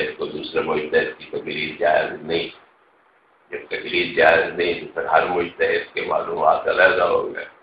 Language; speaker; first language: Urdu; non-native, local second language; Punjabi